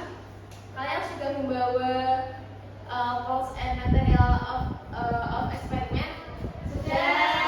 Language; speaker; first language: English; non-native, learner; Indonesian